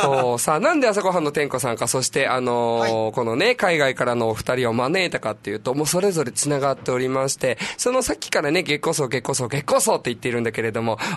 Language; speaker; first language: Japanese; native; Japanese